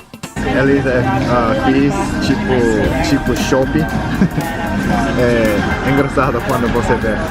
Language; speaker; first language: Portuguese; non-native, learner; English